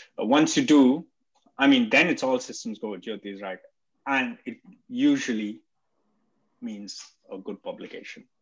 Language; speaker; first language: English; non-native, local second language; Hindi